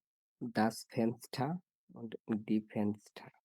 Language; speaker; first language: German; non-native, learner; Bangla